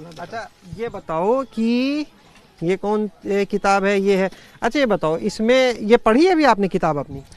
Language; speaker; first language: Hindi; native; Hindi